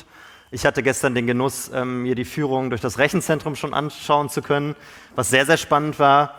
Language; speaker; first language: German; native; German